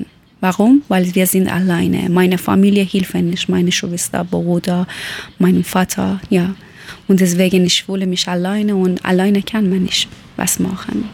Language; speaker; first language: German; non-native, learner; Persian